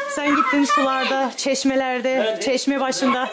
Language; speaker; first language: Turkish; native; Turkish